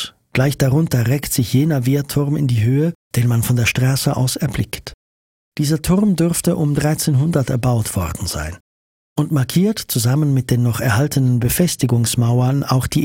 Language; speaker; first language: German; native; German